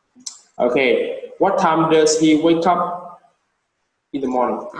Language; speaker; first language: English; non-native, learner; Vietnamese